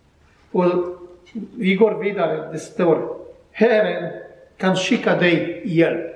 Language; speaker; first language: Swedish; non-native, learner; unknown